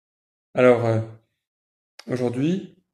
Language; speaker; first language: French; native; French